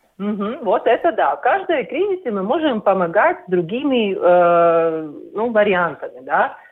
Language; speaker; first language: Russian; non-native, local second language; Latvian